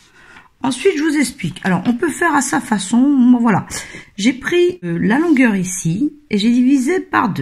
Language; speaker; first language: French; native; French